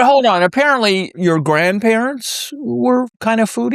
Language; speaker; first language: English; native; English